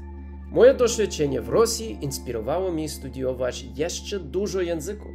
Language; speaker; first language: Polish; non-native, learner; English